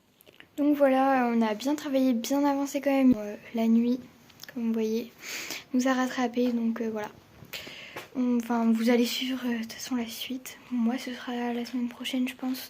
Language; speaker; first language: French; native; French